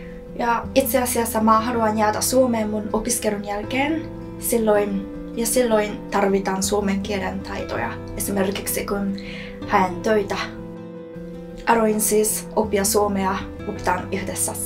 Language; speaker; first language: Finnish; non-native, learner; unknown